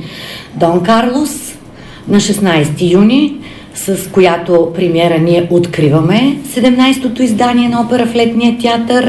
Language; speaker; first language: Bulgarian; native; Bulgarian